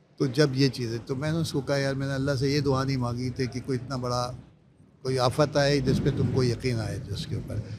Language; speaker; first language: Urdu; native; Urdu